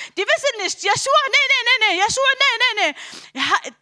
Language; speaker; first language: German; non-native, learner; Arabic